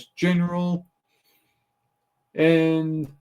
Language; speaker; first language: English; native; English